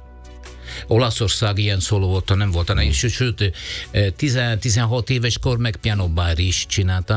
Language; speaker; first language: Hungarian; non-native, learner; Italian